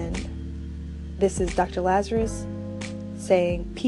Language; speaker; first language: English; native; English